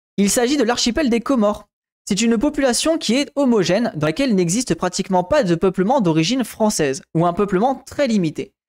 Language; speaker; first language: French; native; French